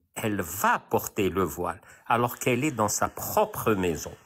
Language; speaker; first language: French; non-native, local second language; Arabic